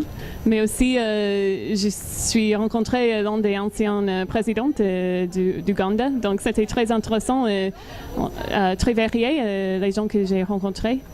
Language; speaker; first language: French; non-native, learner; English